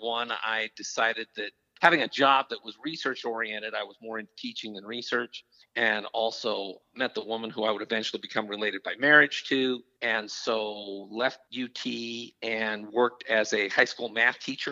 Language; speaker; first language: English; native; English